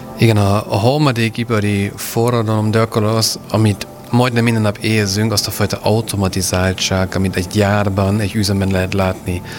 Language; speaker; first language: Hungarian; non-native, fluent; German